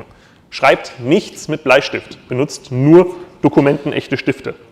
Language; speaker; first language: German; native; German